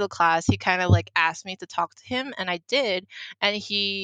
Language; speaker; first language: English; early bilingual, other home language; Chinese